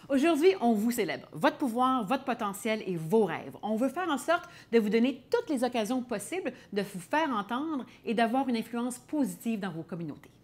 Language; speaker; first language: French; native; French